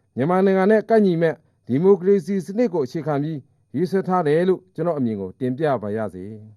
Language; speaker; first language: Burmese; non-native, local second language; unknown